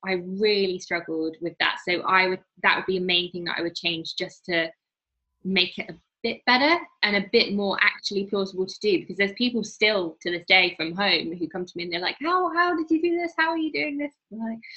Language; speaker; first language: English; native; English